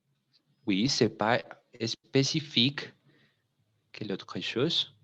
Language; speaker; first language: French; non-native, learner; Spanish